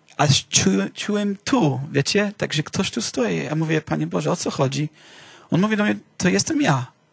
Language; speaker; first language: Polish; non-native, fluent; English